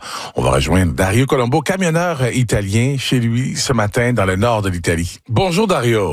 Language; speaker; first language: French; native; French